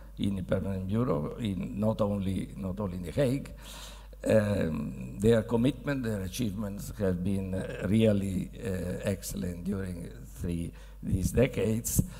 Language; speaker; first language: English; non-native, fluent; Italian